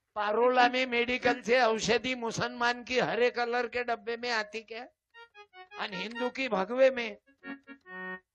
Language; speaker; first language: Hindi; non-native, local second language; Marathi